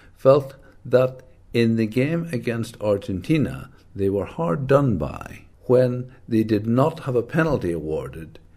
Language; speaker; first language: English; native; English